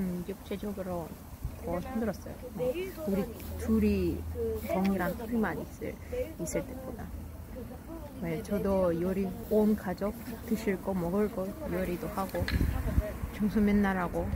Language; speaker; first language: Korean; non-native, fluent; Russian